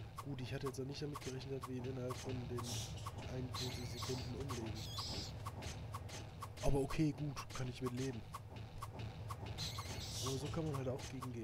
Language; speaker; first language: German; native; German